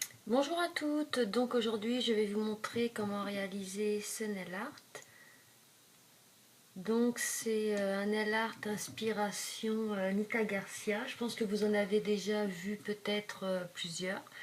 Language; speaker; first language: French; native; French